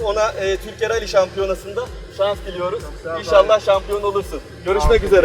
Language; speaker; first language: Turkish; native; Turkish